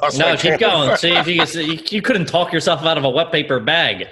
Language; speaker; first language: English; native; English